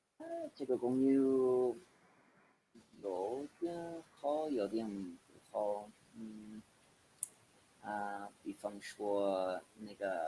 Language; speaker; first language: Chinese; non-native, learner; English